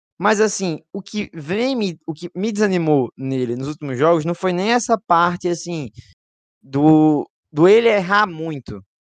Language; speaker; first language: Portuguese; native; Portuguese